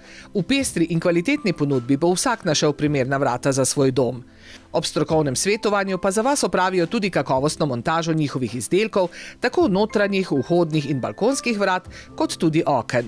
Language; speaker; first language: Slovenian; native; Slovenian